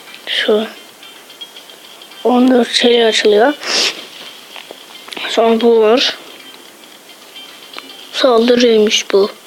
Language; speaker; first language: Turkish; native; Turkish